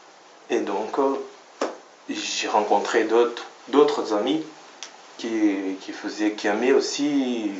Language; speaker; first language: French; non-native, fluent; Portuguese